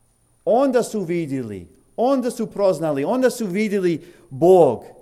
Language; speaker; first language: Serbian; early bilingual, heritage; English